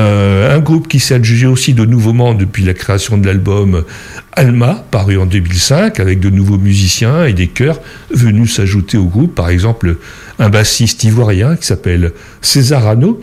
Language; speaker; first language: French; native; French